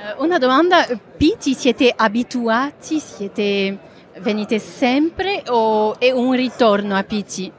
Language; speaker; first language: Italian; non-native, fluent; French